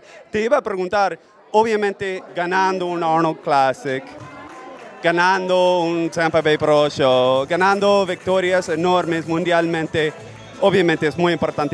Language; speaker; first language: Spanish; non-native, fluent; English